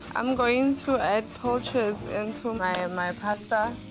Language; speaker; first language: English; non-native, local second language; Northern Sotho